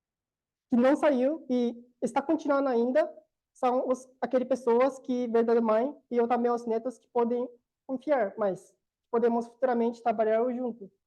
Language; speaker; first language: Portuguese; non-native, learner; Korean